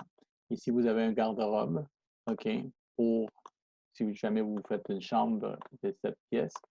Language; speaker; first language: French; non-native, fluent; Spanish